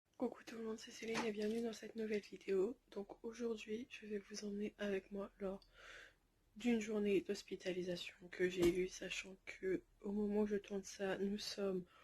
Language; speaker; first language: French; native; French